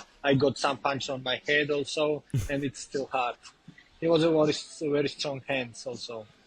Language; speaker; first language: English; non-native, learner; Georgian